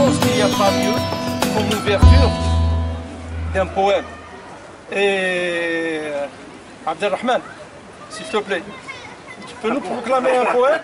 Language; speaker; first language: French; non-native, local second language; Arabic